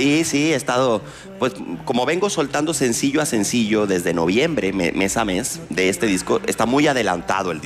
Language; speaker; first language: Spanish; native; Spanish